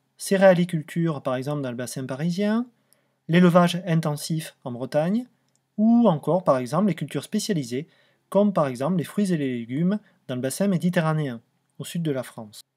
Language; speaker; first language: French; native; French